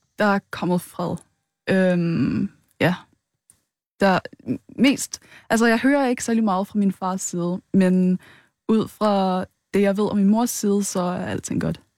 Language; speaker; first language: Danish; early bilingual, other home language; Vietnamese